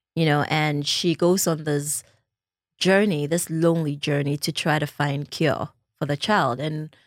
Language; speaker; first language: English; non-native, local second language; Ewe